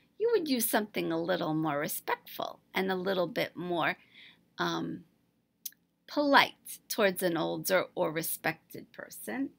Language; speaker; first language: English; native; English